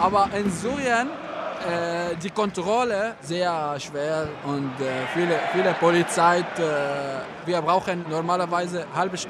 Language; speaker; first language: German; non-native, learner; Arabic